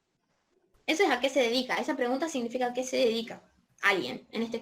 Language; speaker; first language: Spanish; native; Spanish